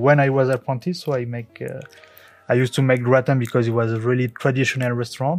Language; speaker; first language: English; non-native, learner; French